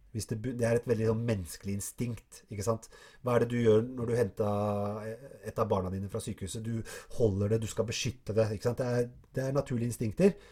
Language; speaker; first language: Norwegian; early bilingual, other home language; Arabic